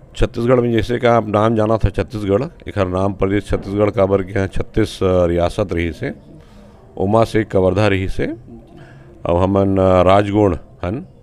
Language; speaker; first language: Hindi; native; Hindi